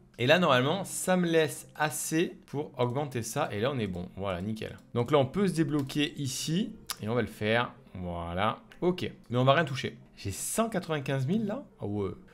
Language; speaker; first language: French; native; French